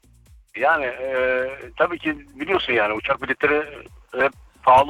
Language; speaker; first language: Turkish; early bilingual, other home language; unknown